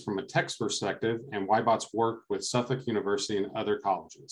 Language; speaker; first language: English; native; English